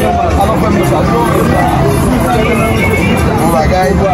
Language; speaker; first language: French; non-native, local second language; Haitian Creole